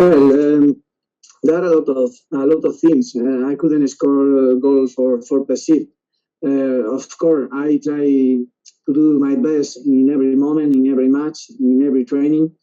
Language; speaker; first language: English; non-native, learner; Spanish